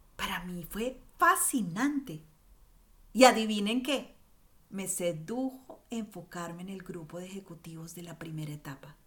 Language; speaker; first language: Spanish; native; Spanish